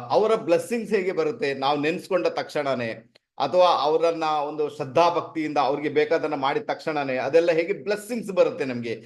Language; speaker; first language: Kannada; non-native, local second language; Tulu